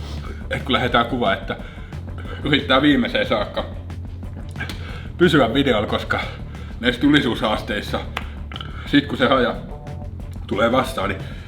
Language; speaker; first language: Finnish; native; Finnish